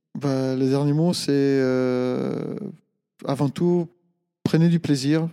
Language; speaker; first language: French; non-native, fluent; Italian